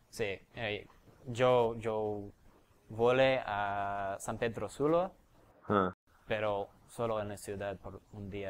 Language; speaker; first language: Spanish; non-native, learner; English